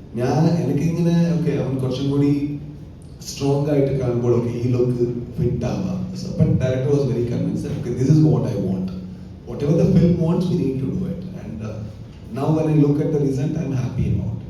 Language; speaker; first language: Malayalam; non-native, learner; Kannada